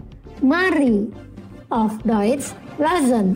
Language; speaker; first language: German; non-native, fluent; Indonesian